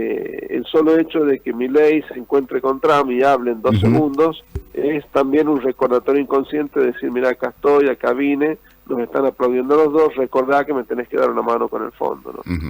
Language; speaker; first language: Spanish; native; Spanish